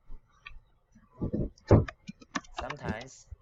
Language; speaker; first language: English; non-native, learner; Chinese